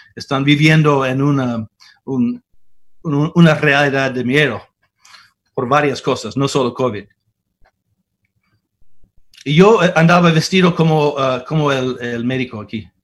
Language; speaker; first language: Spanish; non-native, fluent; English